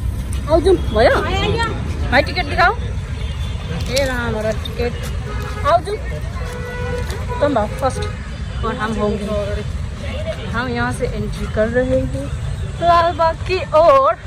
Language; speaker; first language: Hindi; non-native, local second language; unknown